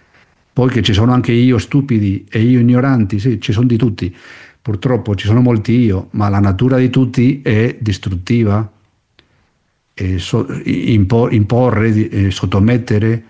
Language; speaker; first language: Italian; non-native, fluent; Spanish